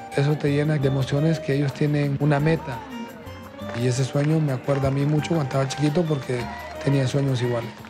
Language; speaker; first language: Spanish; native; Spanish